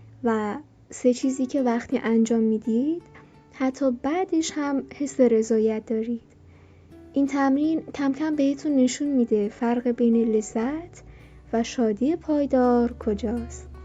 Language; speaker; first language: Persian; native; Persian